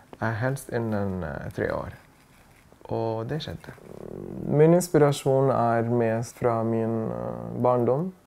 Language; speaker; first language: Norwegian; non-native, fluent; Arabic